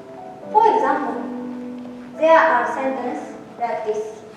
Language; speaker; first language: English; non-native, learner; Japanese